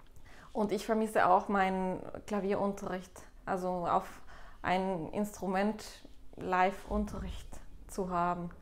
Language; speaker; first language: German; non-native, fluent; Spanish